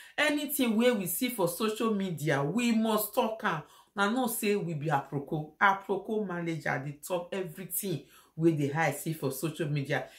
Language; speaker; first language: Nigerian Pidgin; native; Nigerian Pidgin